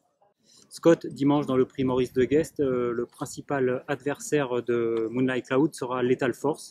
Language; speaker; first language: French; native; French